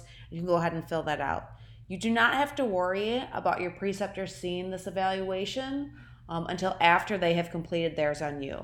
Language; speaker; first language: English; native; English